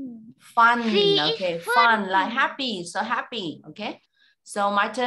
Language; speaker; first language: English; non-native, fluent; Vietnamese